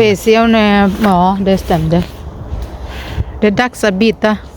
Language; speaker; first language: Swedish; non-native, learner; Thai